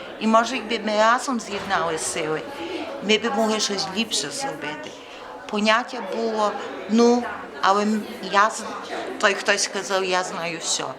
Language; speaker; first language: Ukrainian; early bilingual, heritage; Ukrainian